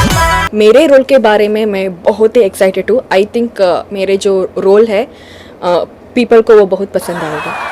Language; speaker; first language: Hindi; non-native, fluent; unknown